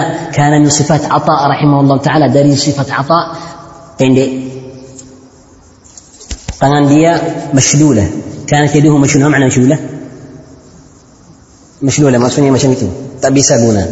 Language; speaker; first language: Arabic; non-native, fluent; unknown